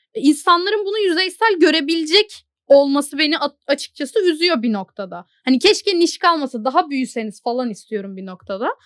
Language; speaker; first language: Turkish; native; Turkish